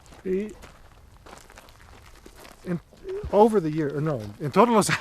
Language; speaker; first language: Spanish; non-native, learner; English